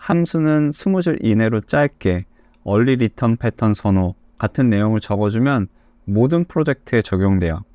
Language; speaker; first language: Korean; native; Korean